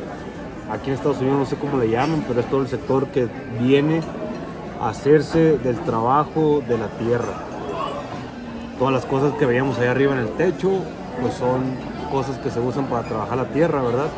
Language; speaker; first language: Spanish; native; Spanish